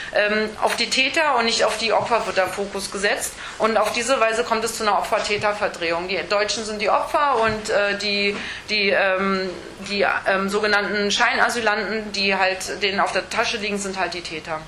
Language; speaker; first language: German; native; German